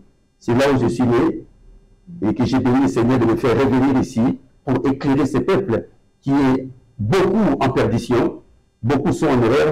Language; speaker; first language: French; non-native, local second language; Lingala